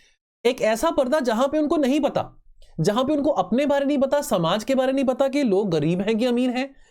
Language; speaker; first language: Hindi; native; Hindi